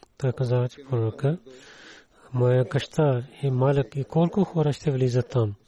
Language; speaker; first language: Bulgarian; non-native, learner; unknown